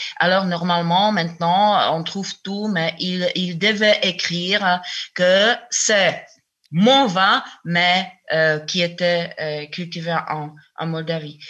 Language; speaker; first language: French; non-native, fluent; Czech